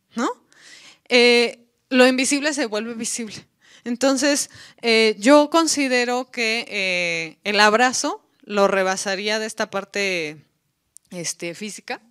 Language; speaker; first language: Spanish; native; Spanish